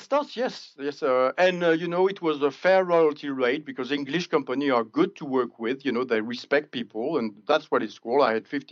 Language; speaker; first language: English; non-native, fluent; French